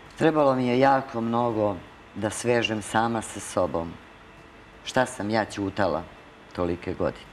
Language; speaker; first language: Serbian; native; Serbian